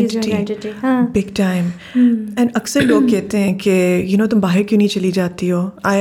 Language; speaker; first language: English; non-native, local second language; Urdu